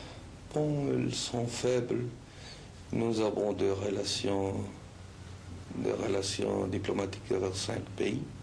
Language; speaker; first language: French; non-native, fluent; Spanish